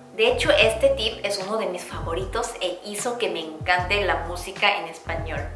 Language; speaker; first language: Spanish; non-native, fluent; Korean